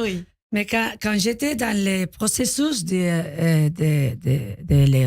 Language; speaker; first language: French; non-native, learner; Spanish